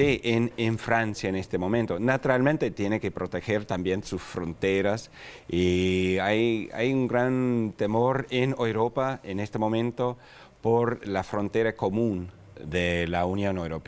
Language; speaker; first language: Spanish; non-native, fluent; English